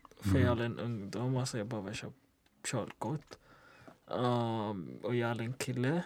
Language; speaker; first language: Swedish; non-native, local second language; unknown